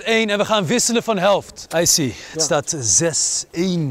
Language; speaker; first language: Dutch; native; Dutch